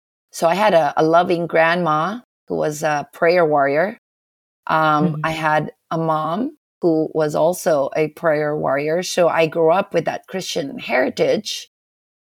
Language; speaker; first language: English; non-native, local second language; Filipino